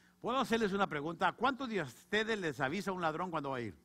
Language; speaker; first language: Spanish; native; Spanish